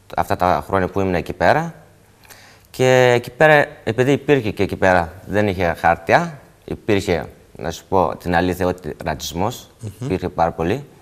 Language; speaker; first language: Greek; non-native, fluent; Persian